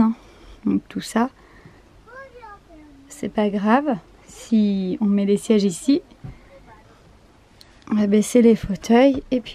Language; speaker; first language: French; native; French